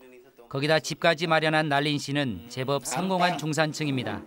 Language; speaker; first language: Korean; native; Korean